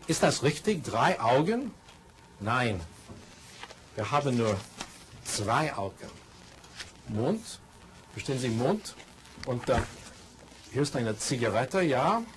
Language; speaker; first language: German; non-native, learner; English